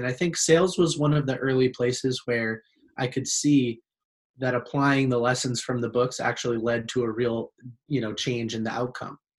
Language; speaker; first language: English; native; English